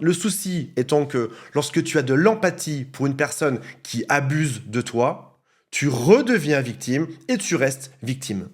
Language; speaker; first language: French; native; French